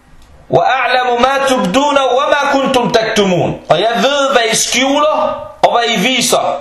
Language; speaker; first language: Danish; early bilingual, other home language; Arabic